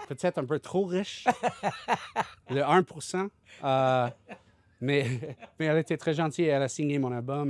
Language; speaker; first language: French; non-native, learner; English